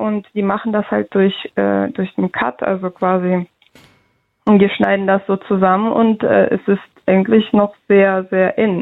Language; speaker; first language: German; early bilingual, other home language; Russian